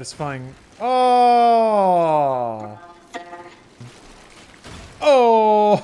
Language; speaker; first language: English; native; English